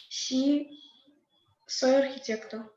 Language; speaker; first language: Spanish; non-native, learner; Russian